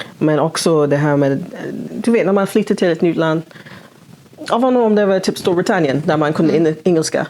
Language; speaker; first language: Swedish; non-native, fluent; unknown